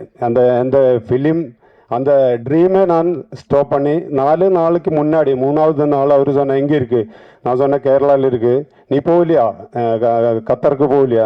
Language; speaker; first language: Tamil; non-native, learner; Malayalam